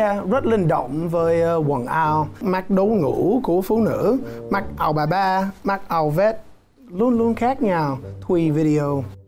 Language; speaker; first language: Vietnamese; non-native, learner; English